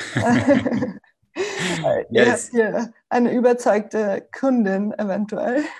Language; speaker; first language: German; non-native, fluent; Spanish